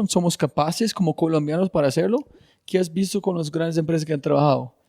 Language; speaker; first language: Spanish; non-native, fluent; English